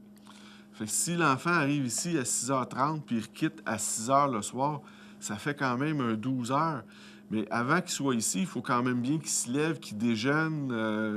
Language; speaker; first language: French; native; French